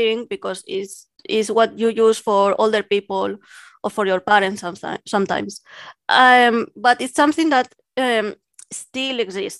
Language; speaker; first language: English; non-native, fluent; Catalan